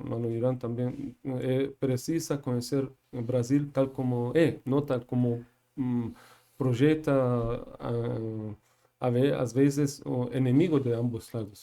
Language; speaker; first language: Portuguese; non-native, learner; Persian